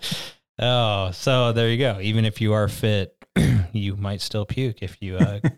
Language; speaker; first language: English; native; English